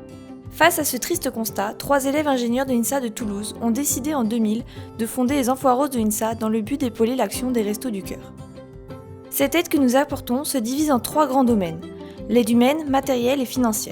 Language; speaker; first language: French; native; French